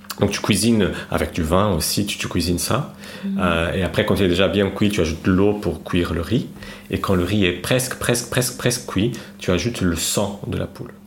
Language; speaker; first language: French; non-native, fluent; Portuguese